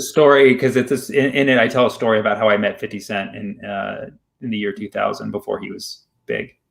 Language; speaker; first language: English; early bilingual, other home language; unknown